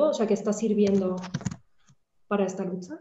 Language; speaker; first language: Spanish; native; Spanish